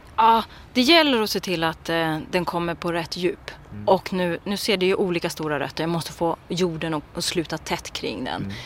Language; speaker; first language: Swedish; native; Swedish